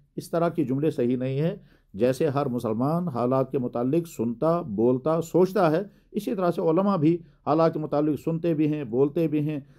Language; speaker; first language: Urdu; non-native, local second language; Kashmiri